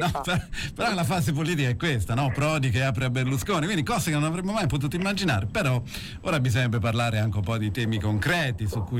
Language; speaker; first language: Italian; native; Italian